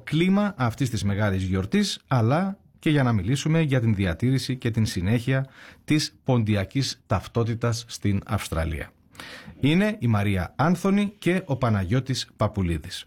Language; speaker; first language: Greek; native; Greek